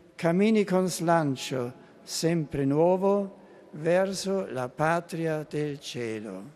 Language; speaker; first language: Italian; non-native, fluent; German